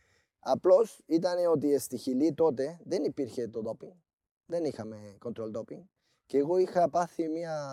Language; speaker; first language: Greek; non-native, fluent; Spanish